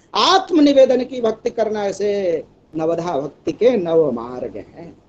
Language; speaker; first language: Hindi; native; Hindi